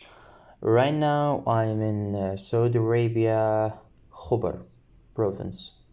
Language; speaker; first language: English; non-native, fluent; Arabic